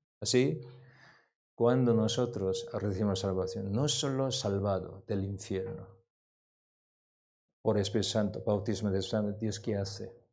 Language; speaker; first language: Spanish; non-native, learner; Korean